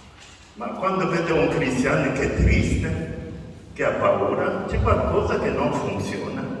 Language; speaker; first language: Italian; non-native, fluent; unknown